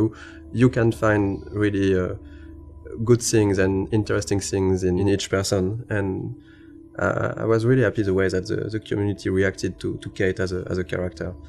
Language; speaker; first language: English; non-native, fluent; French